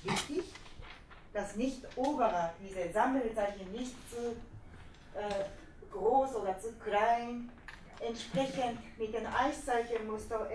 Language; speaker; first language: German; non-native, learner; Japanese